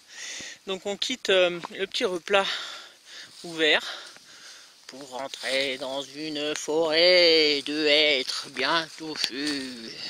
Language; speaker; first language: French; native; French